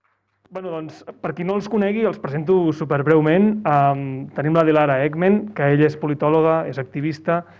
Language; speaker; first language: Catalan; native; Catalan